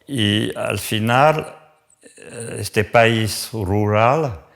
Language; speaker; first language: Spanish; non-native, fluent; French